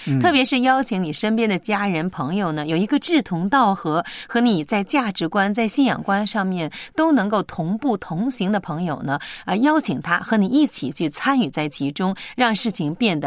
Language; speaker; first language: Chinese; native; Chinese